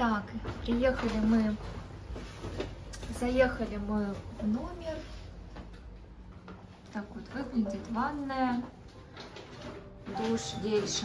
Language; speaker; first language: Russian; native; Russian